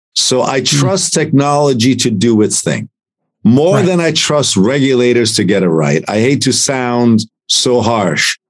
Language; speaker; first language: English; non-native, fluent; Italian